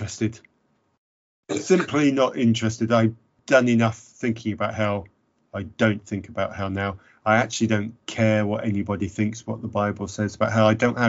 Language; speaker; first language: English; native; English